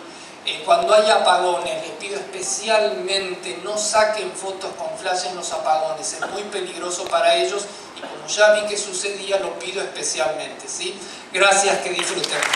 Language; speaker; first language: Spanish; native; Spanish